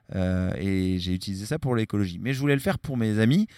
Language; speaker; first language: French; native; French